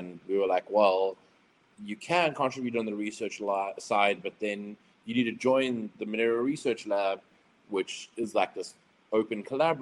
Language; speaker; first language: English; native; English